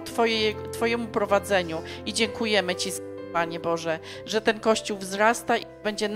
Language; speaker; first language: Polish; native; Polish